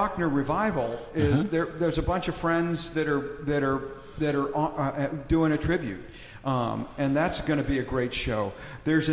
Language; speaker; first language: English; native; English